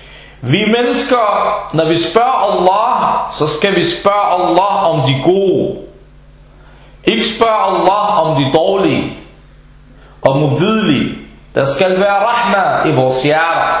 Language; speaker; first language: Danish; non-native, fluent; Arabic